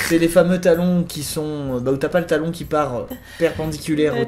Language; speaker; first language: French; native; French